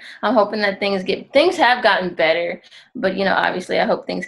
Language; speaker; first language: English; native; English